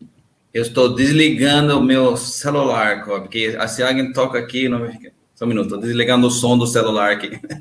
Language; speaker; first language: Portuguese; non-native, learner; English